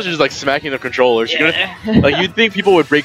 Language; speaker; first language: English; native; English